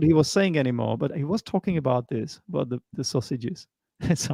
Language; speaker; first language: English; non-native, fluent; Czech